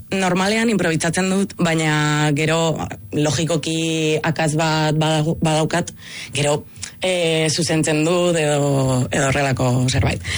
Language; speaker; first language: Basque; non-native, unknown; Spanish